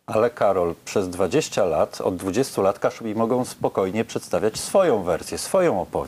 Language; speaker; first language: Polish; native; Polish